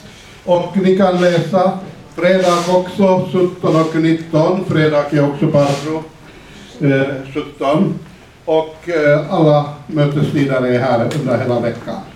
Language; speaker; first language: Swedish; non-native, fluent; Finnish